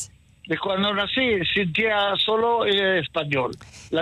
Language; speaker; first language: Spanish; early bilingual, heritage; Ladino